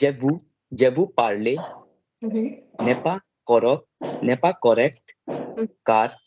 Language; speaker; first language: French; non-native, learner; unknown